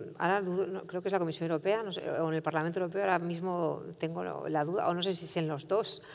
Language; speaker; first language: Spanish; native; Spanish